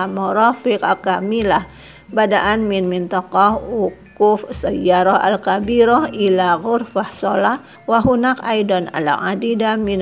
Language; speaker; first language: Arabic; non-native, fluent; Indonesian